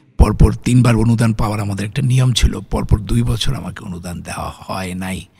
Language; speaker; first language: Bangla; native; Bangla